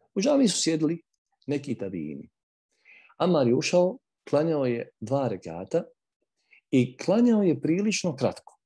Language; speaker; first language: Bosnian; native; Bosnian